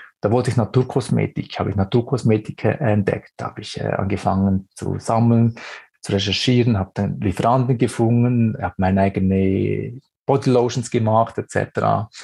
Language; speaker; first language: German; early bilingual, other home language; Greek